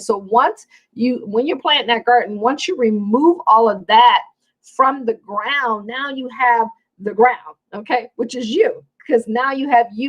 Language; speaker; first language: English; native; English